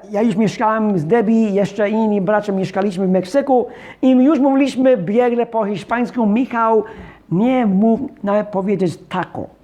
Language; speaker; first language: Polish; non-native, fluent; English